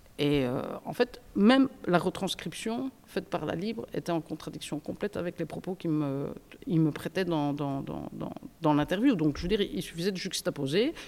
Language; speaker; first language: French; native; French